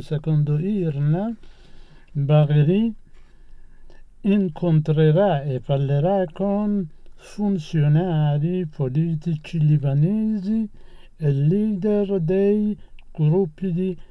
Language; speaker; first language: Italian; non-native, fluent; Persian